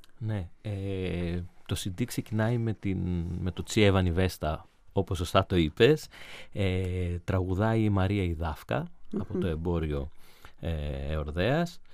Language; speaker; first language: Greek; native; Greek